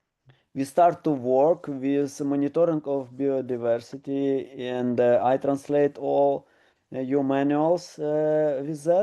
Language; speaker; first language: English; non-native, learner; Ukrainian